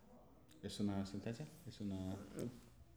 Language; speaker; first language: Spanish; non-native, fluent; English